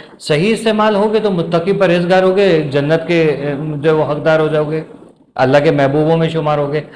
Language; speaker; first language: Urdu; native; Urdu